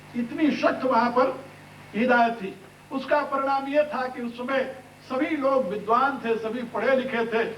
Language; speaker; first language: Hindi; native; Hindi